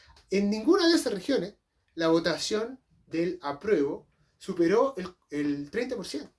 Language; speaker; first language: Spanish; native; Spanish